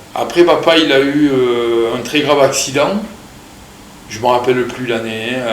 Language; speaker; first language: French; early bilingual, other home language; Portuguese